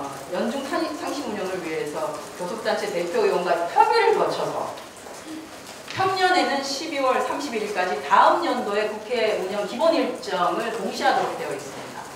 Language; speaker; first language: Korean; native; Korean